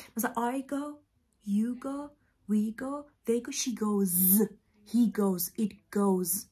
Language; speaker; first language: English; non-native, fluent; Persian